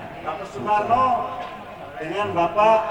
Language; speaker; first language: Indonesian; non-native, local second language; Javanese